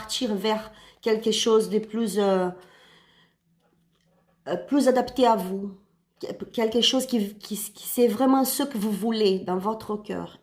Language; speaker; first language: French; non-native, learner; Spanish